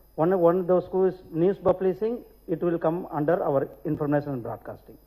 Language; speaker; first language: English; non-native, local second language; Tamil